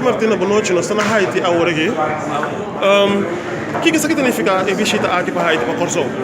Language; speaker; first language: Portuguese; non-native, learner; Papiamento